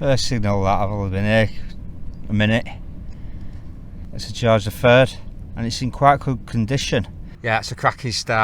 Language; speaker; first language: English; native; English